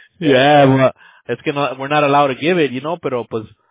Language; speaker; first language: Spanish; early bilingual, heritage; Spanish